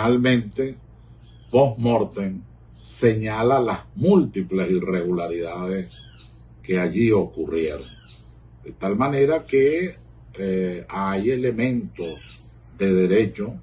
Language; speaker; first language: Spanish; native; Spanish